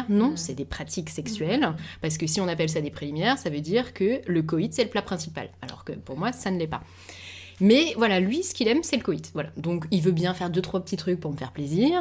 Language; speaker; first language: French; native; French